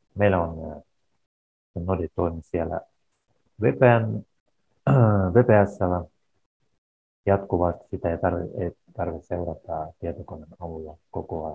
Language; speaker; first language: Finnish; non-native, learner; Russian